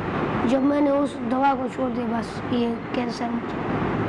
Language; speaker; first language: Hindi; non-native, local second language; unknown